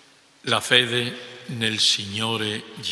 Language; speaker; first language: Italian; non-native, fluent; Spanish